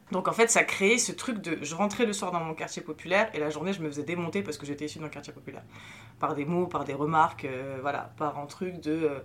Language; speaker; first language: French; early bilingual, other home language; Arabic